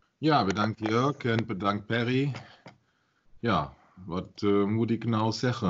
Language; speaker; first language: Dutch; non-native, learner; German